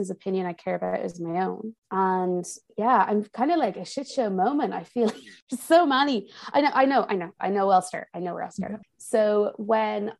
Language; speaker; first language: English; native; English